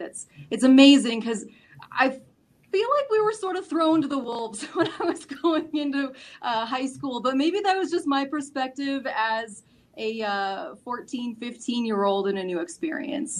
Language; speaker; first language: English; native; English